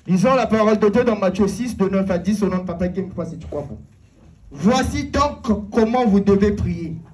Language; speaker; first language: French; non-native, local second language; Lingala